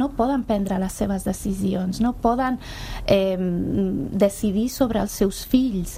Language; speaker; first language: Catalan; non-native, fluent; Persian